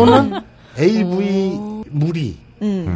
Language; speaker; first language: Korean; native; Korean